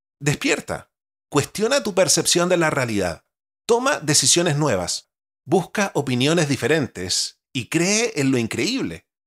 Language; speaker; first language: Spanish; native; Spanish